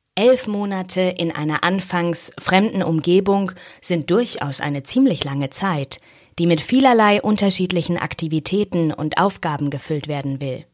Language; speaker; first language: German; native; German